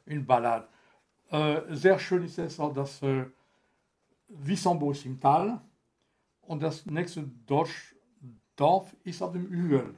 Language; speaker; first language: German; non-native, fluent; French